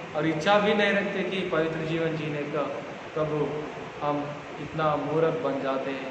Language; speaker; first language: Hindi; non-native, local second language; Telugu